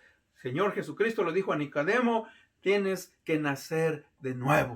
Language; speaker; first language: Spanish; native; Spanish